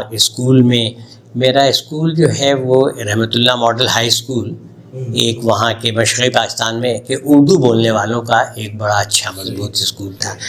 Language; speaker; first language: Urdu; native; Urdu